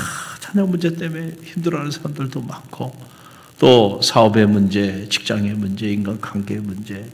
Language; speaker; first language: Korean; native; Korean